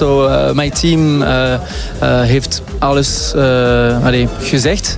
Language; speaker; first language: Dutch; non-native, local second language; French